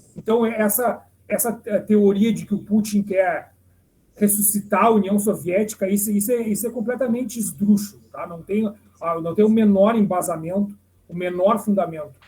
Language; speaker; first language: Portuguese; native; Portuguese